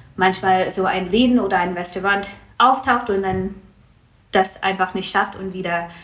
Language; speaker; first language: German; non-native, fluent; English